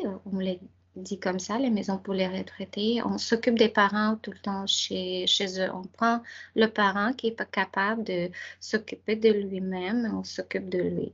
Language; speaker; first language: French; non-native, fluent; Ukrainian